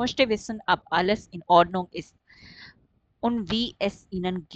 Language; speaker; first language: German; non-native, fluent; Urdu